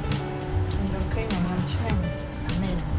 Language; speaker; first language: Korean; non-native, learner; Chinese